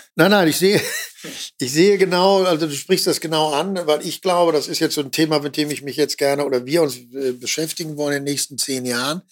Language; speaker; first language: German; native; German